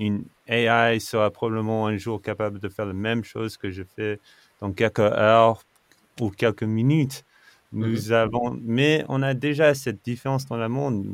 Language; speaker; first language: French; non-native, fluent; English